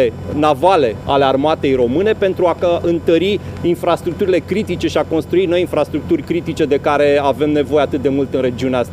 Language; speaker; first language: Romanian; native; Romanian